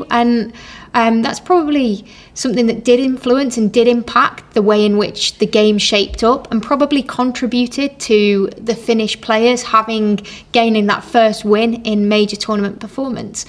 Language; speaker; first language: English; native; English